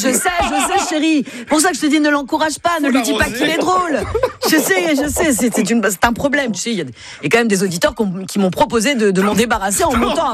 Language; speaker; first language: French; native; French